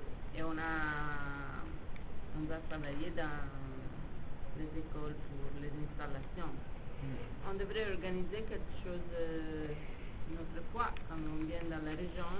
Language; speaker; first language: French; non-native, fluent; Italian